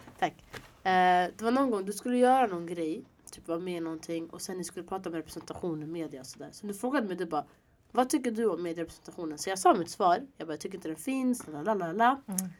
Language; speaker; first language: Swedish; early bilingual, other home language; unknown